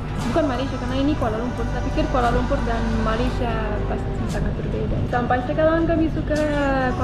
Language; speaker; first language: Indonesian; non-native, fluent; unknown